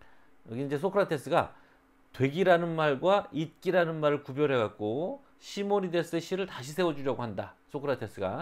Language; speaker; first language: Korean; native; Korean